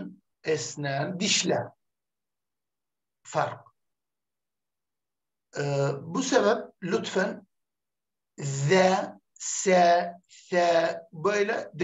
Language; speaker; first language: Turkish; non-native, learner; Arabic